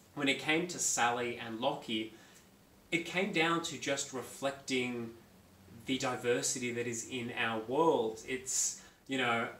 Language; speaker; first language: English; native; English